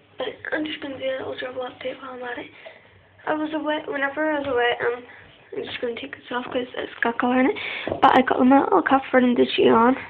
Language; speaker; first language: English; native; English